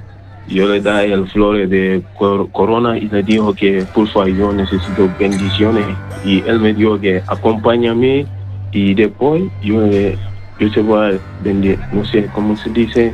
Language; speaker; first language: Spanish; non-native, learner; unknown